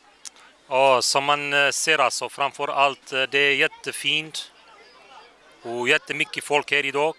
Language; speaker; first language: Swedish; non-native, fluent; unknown